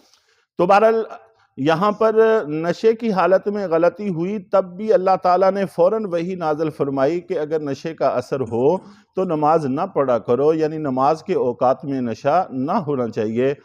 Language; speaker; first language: Urdu; native; Urdu